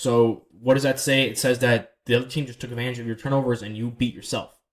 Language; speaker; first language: English; native; English